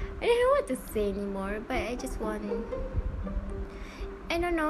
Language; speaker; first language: English; non-native, learner; Malay